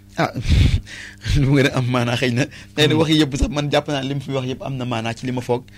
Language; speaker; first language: Wolof; native; Wolof